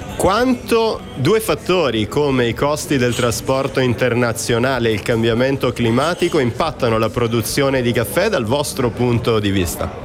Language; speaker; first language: Italian; native; Italian